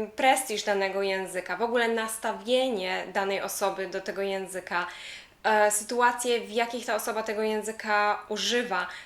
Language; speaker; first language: Polish; native; Polish